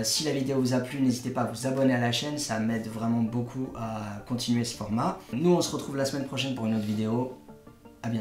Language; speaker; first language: French; native; French